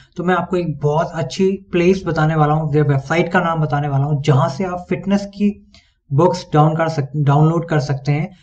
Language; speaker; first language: Hindi; native; Hindi